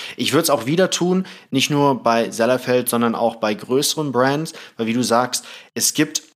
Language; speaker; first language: German; early bilingual, other home language; Thai